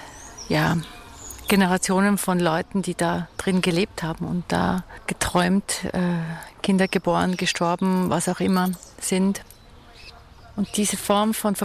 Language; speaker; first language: German; native; German